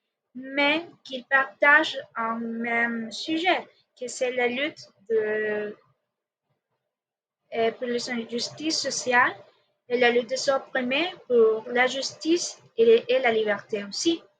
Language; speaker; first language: French; non-native, learner; Spanish